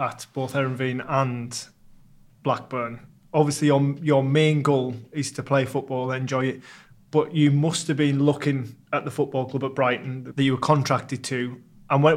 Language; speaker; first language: English; native; English